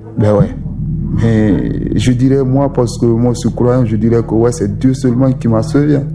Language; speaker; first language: French; non-native, local second language; Susu